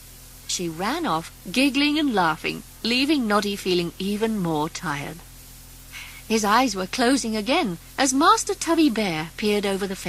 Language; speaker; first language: English; native; English